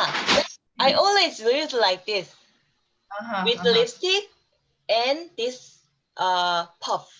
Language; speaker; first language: English; non-native, learner; Korean